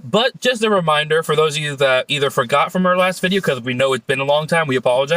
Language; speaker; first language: English; native; English